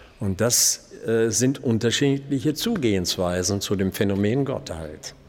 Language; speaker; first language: German; native; German